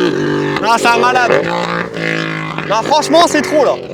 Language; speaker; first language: French; native; French